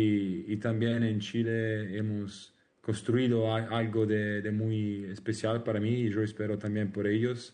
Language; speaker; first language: Spanish; non-native, learner; Italian